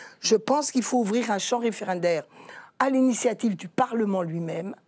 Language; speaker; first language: French; native; French